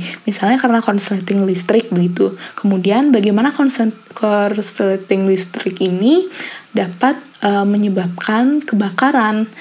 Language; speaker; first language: Indonesian; native; Indonesian